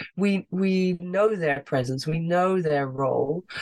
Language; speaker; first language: English; non-native, fluent; Dutch